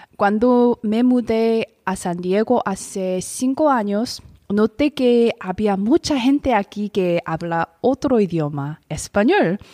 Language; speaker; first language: Spanish; non-native, learner; Korean